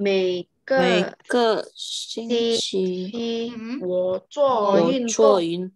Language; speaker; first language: Chinese; non-native, learner; Indonesian